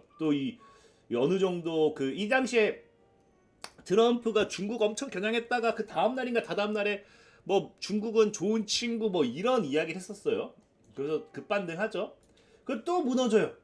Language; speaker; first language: Korean; native; Korean